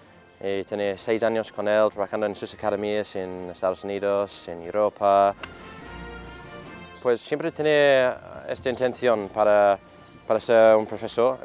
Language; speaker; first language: Spanish; non-native, fluent; English